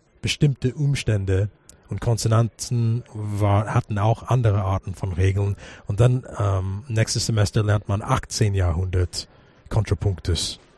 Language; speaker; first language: German; non-native, fluent; English